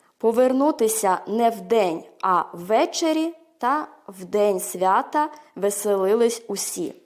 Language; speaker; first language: Ukrainian; early bilingual, heritage; Ukrainian